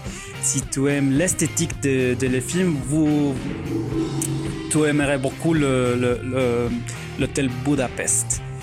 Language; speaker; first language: French; non-native, fluent; Spanish